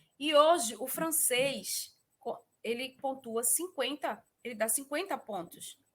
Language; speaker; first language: Portuguese; native; Portuguese